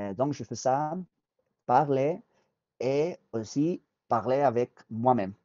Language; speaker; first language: French; non-native, fluent; Spanish